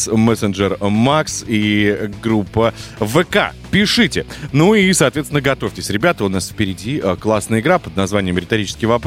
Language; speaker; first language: Russian; native; Russian